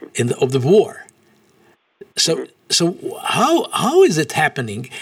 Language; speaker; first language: English; non-native, learner; Hungarian